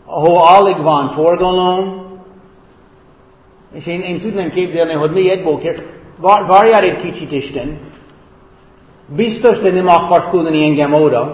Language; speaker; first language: Hungarian; non-native, fluent; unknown